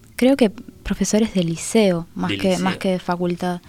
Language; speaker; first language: Spanish; native; Spanish